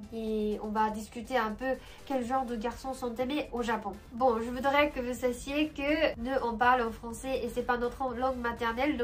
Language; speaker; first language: French; non-native, fluent; Japanese